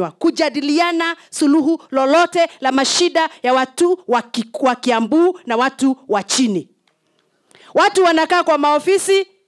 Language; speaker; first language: Swahili; non-native, local second language; Kikuyu